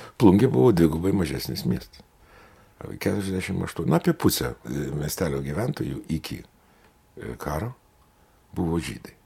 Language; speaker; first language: Lithuanian; native; Lithuanian